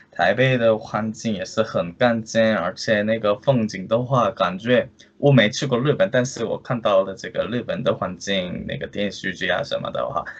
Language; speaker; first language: Chinese; non-native, fluent; Korean